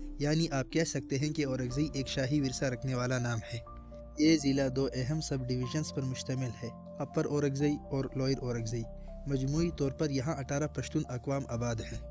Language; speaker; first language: Urdu; non-native, local second language; Pashto